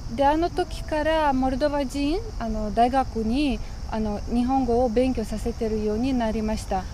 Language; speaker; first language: Japanese; non-native, fluent; Romanian